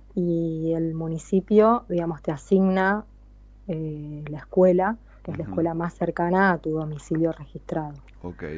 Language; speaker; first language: Spanish; native; Spanish